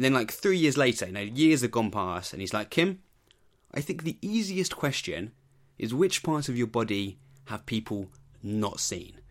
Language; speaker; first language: English; native; English